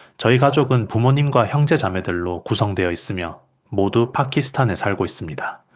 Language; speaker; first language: Korean; non-native, fluent; Urdu